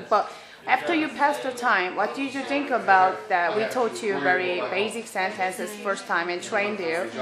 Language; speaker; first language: English; non-native, fluent; Korean